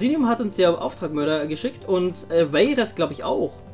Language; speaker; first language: German; native; German